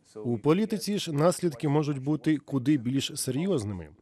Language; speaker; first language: Ukrainian; native; Ukrainian